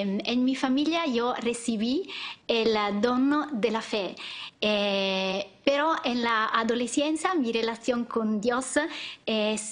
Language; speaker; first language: Spanish; non-native, learner; Italian